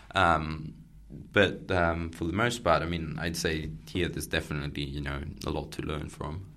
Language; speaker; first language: English; non-native, fluent; Catalan